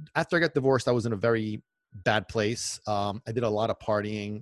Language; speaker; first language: English; non-native, fluent; Italian